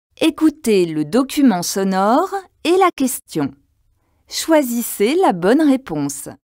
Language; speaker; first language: French; native; French